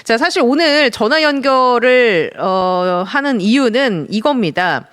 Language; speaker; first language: Korean; native; Korean